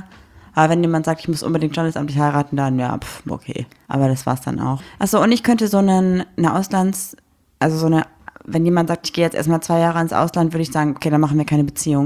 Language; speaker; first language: German; native; German